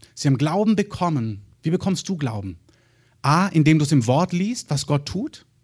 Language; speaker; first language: German; native; German